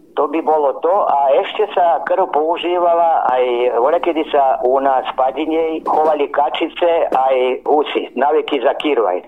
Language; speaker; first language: Slovak; native; Slovak